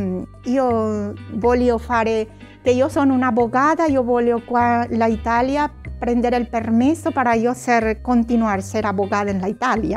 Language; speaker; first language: Italian; non-native, learner; Spanish